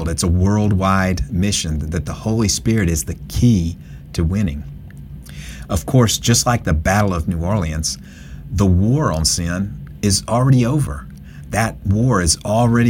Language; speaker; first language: English; native; English